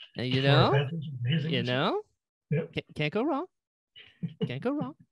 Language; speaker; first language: English; native; English